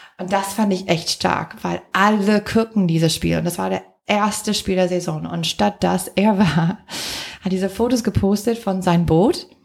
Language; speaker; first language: German; non-native, fluent; English